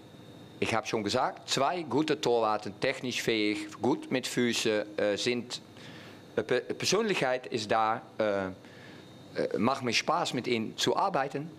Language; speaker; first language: German; non-native, fluent; Dutch